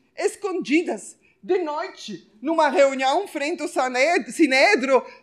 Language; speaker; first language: Portuguese; non-native, fluent; Spanish